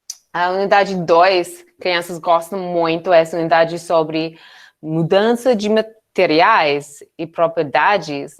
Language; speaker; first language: Portuguese; non-native, learner; English